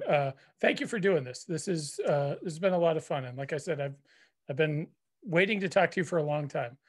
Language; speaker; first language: English; native; English